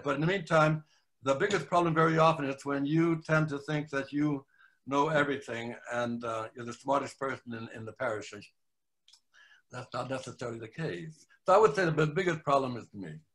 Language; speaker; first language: English; native; English